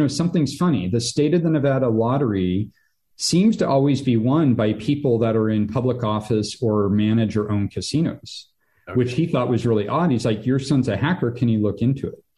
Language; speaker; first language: English; native; English